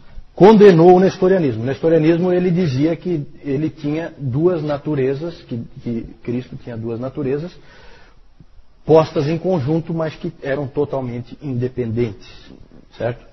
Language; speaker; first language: Portuguese; native; Portuguese